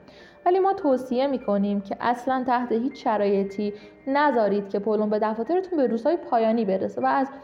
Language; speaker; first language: Persian; native; Persian